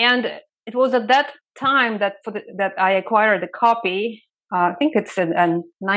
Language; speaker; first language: English; non-native, fluent; Russian